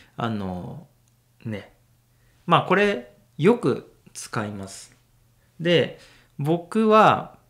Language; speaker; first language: Japanese; native; Japanese